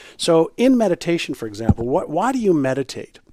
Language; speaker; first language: English; non-native, fluent; Hebrew